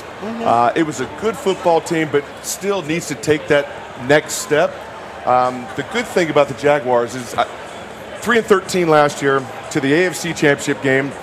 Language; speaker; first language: English; native; English